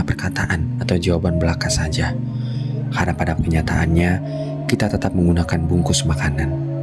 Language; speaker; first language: Indonesian; native; Indonesian